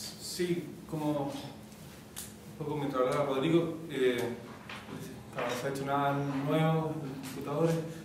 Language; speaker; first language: Spanish; native; Spanish